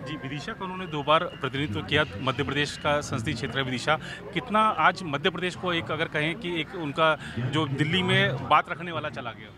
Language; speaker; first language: Hindi; native; Hindi